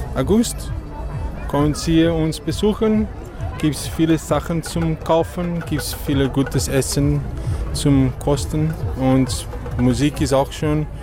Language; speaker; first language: German; non-native, learner; Portuguese